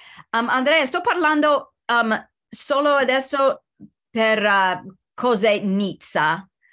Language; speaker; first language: Italian; non-native, learner; English